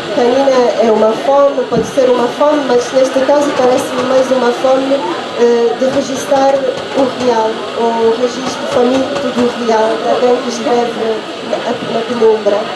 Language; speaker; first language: Portuguese; non-native, fluent; Italian